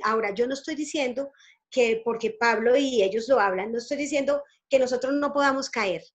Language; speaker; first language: Spanish; native; Spanish